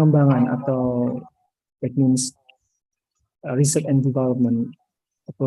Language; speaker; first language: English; non-native, learner; Indonesian